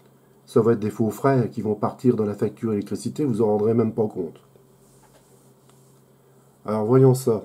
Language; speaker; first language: French; native; French